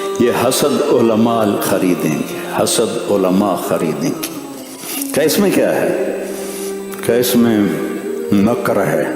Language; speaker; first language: Urdu; non-native, local second language; Punjabi